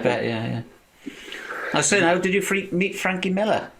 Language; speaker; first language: English; native; English